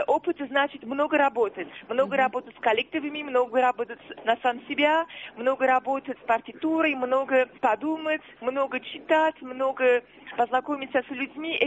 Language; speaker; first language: Russian; non-native, fluent; Armenian